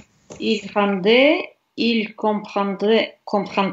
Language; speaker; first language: French; non-native, learner; Russian